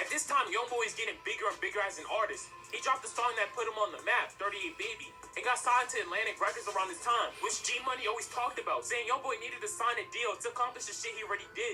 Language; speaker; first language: English; native; English